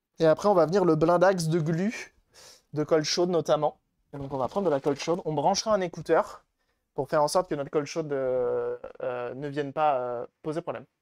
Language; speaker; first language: French; native; French